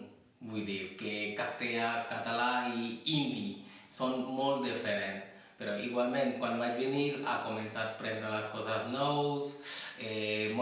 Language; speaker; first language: Catalan; non-native, fluent; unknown